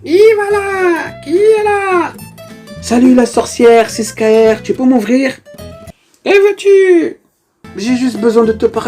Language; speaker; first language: French; native; French